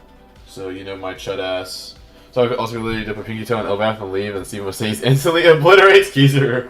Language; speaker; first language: English; native; English